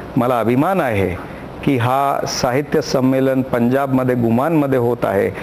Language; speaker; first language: Marathi; non-native, local second language; Punjabi